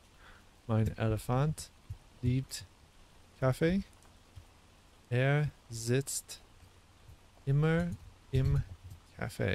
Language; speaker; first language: German; non-native, learner; English